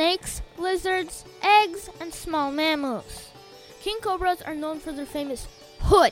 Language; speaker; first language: English; native; English